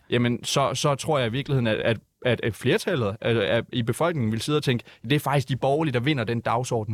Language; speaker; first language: Danish; native; Danish